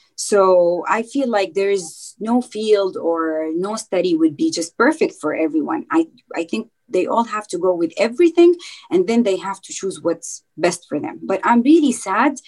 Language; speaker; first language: English; non-native, fluent; Arabic